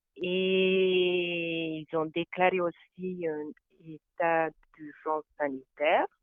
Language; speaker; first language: French; non-native, fluent; Hungarian